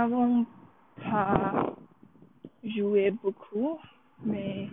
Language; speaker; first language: French; non-native, learner; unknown